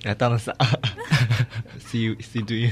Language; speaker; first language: French; non-native, learner; Chinese